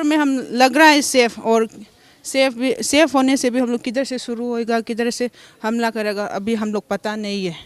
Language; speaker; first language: Hindi; non-native, local second language; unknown